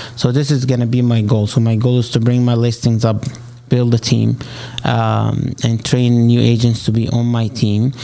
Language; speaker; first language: English; non-native, fluent; Arabic